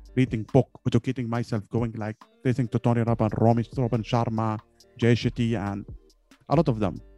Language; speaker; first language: English; non-native, learner; Arabic